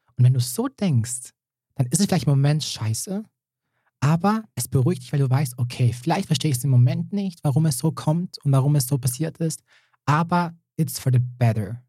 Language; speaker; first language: German; early bilingual, other home language; Serbian